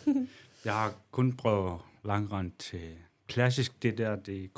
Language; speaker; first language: Danish; non-native, local second language; Kalaallisut